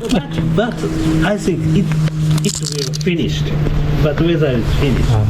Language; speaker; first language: English; non-native, learner; Japanese